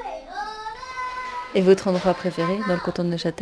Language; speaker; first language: French; native; French